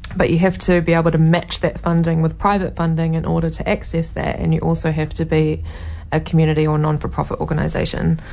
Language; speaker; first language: English; native; English